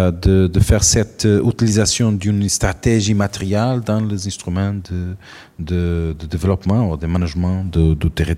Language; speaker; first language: French; non-native, learner; Portuguese